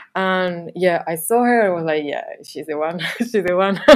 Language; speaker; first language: English; non-native, fluent; Spanish